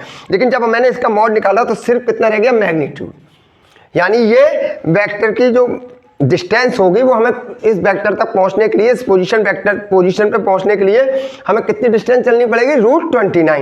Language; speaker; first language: Hindi; native; Hindi